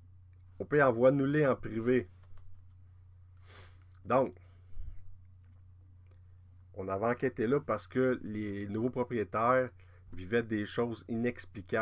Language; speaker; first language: French; native; French